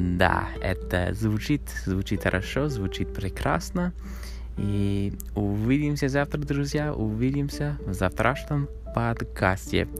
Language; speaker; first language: Russian; non-native, learner; English